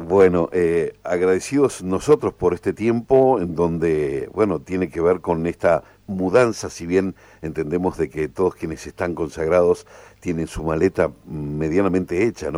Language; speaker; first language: Spanish; native; Spanish